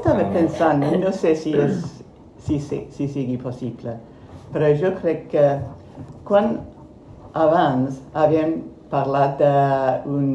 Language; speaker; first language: Catalan; non-native, fluent; Spanish